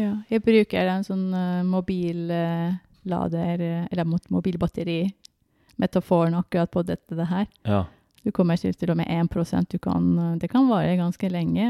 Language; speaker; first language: Norwegian; non-native, fluent; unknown